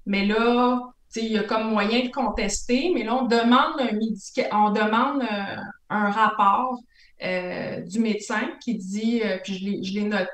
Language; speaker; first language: French; native; French